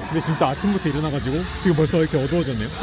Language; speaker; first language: Korean; native; Korean